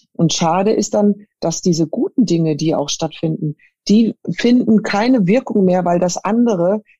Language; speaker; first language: German; native; German